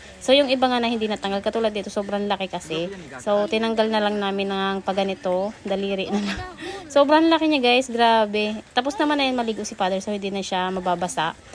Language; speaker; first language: Filipino; non-native, local second language; Cebuano